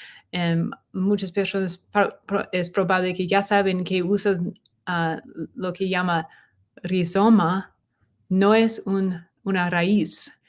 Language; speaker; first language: Spanish; non-native, learner; English